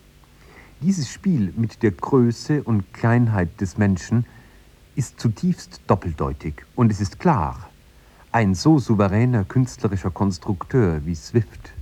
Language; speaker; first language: German; native; German